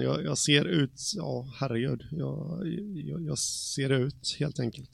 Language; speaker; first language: Swedish; native; Swedish